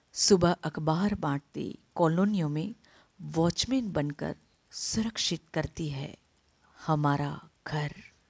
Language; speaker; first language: Hindi; non-native, local second language; Gujarati